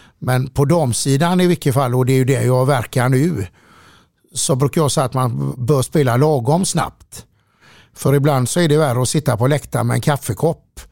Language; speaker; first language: Swedish; native; Swedish